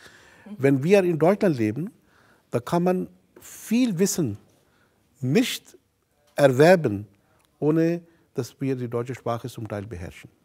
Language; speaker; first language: German; non-native, fluent; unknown